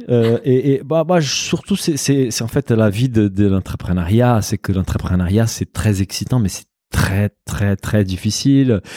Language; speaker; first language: French; non-native, fluent; Portuguese